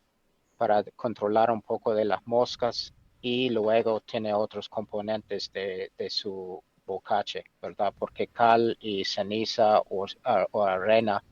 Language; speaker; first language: Spanish; non-native, fluent; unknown